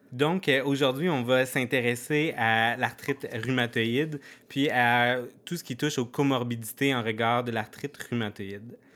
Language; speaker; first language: French; native; French